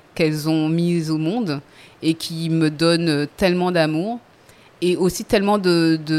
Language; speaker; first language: French; native; French